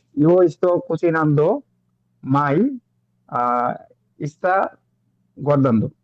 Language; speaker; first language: Italian; non-native, learner; Bangla